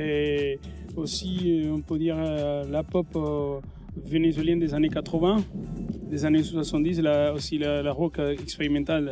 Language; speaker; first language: French; non-native, fluent; Spanish